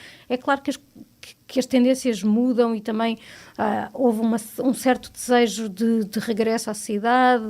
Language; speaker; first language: Portuguese; native; Portuguese